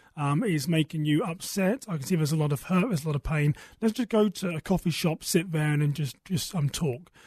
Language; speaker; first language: English; native; English